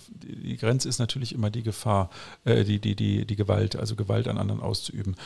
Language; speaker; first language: German; native; German